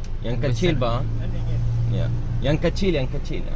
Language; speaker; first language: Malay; non-native, learner; Arabic